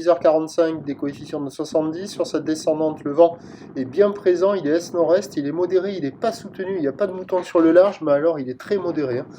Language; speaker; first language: French; native; French